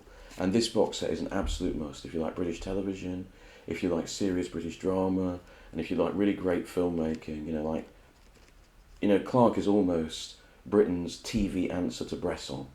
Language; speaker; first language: English; native; English